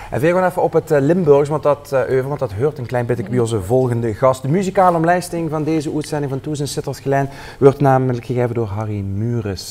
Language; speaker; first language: Dutch; native; Dutch